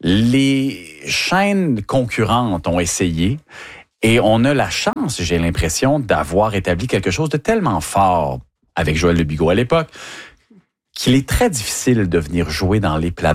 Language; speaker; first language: French; native; French